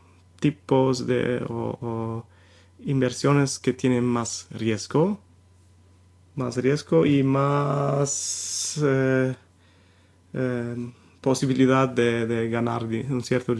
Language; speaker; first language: Spanish; non-native, fluent; German